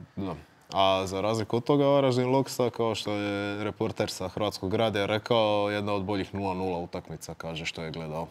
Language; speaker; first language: Croatian; native; Croatian